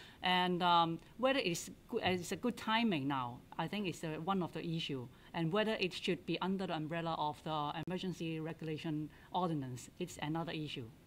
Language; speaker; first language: English; non-native, local second language; Cantonese